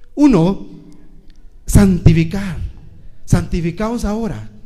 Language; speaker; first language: Spanish; non-native, local second language; Tzeltal